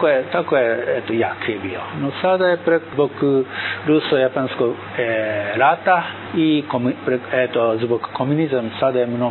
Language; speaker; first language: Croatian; non-native, learner; Japanese